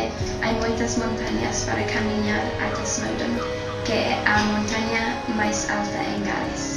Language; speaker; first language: Spanish; non-native, learner; English